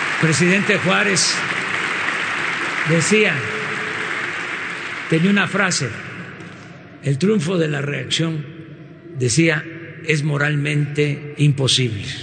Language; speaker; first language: Spanish; native; Spanish